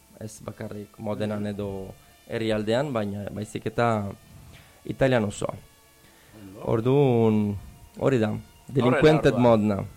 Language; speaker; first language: Basque; non-native, fluent; Italian